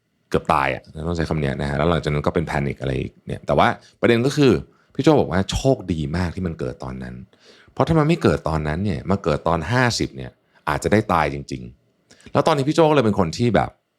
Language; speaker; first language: Thai; native; Thai